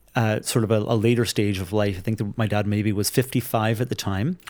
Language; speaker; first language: English; native; English